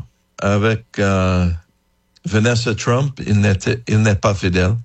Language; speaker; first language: French; non-native, learner; English